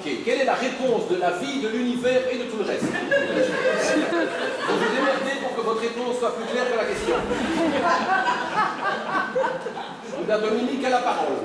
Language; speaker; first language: French; native; French